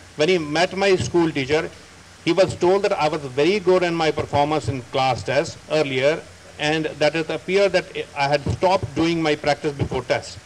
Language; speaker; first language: English; non-native, local second language; Punjabi